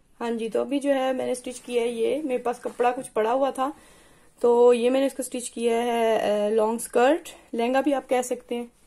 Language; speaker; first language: Hindi; native; Hindi